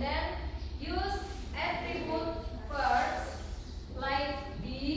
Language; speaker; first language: English; non-native, learner; Indonesian